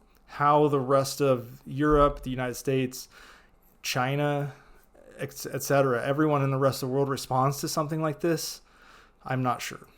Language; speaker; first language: English; native; English